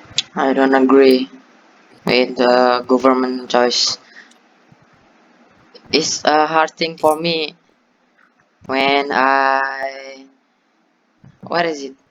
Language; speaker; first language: English; non-native, learner; Indonesian